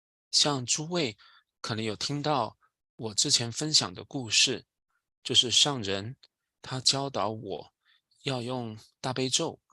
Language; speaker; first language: Chinese; native; Chinese